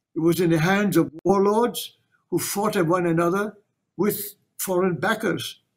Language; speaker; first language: English; non-native, local second language; Chinese